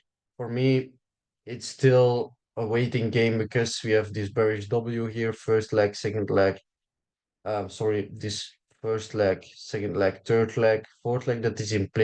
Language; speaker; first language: English; non-native, fluent; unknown